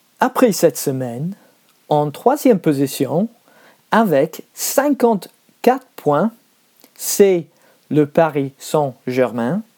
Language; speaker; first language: French; non-native, learner; English